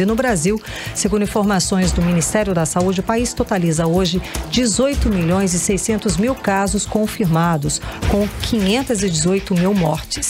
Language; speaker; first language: Portuguese; native; Portuguese